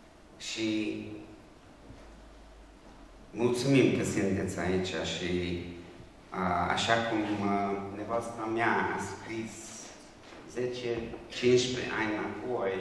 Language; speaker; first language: Romanian; non-native, local second language; Hungarian